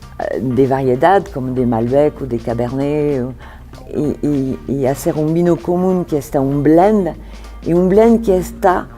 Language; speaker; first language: Spanish; non-native, fluent; French